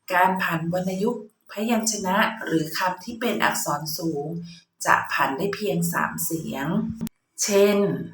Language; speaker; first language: Thai; native; Thai